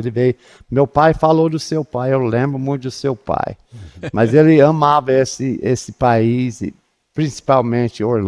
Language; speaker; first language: Portuguese; non-native, fluent; English